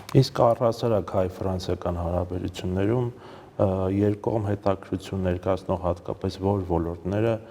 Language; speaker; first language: Armenian; native; Armenian